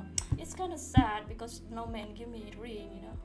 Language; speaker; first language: English; non-native, learner; Indonesian